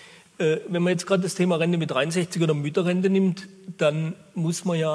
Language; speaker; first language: German; native; German